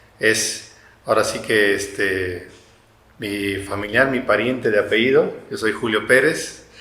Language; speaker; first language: Spanish; native; Spanish